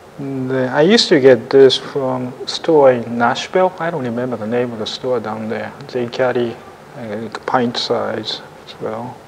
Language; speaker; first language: English; non-native, fluent; Japanese